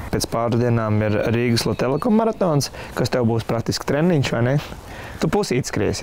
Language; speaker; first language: Latvian; native; Latvian